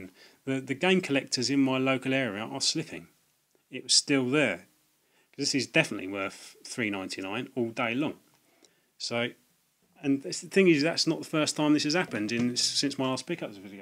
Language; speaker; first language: English; native; English